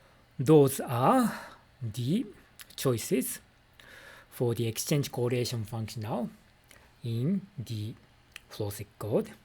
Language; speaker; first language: English; non-native, fluent; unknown